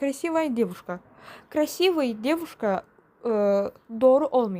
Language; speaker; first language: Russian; non-native, fluent; Turkish